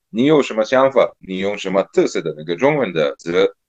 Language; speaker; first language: Chinese; non-native, learner; Serbian